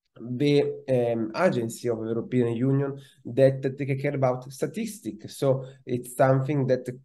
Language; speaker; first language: English; non-native, fluent; Italian